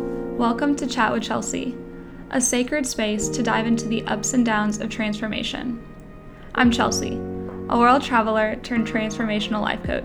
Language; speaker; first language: English; native; English